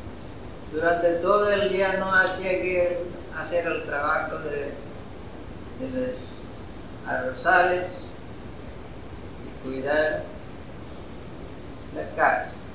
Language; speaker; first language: Spanish; non-native, fluent; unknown